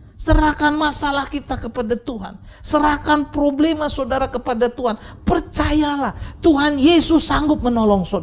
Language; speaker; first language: Indonesian; native; Indonesian